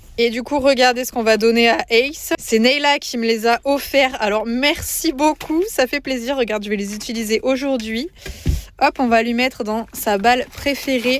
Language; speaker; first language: French; native; French